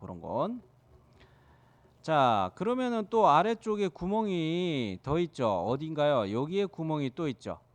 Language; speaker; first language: Korean; native; Korean